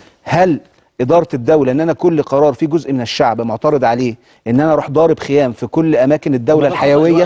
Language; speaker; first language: Arabic; native; Arabic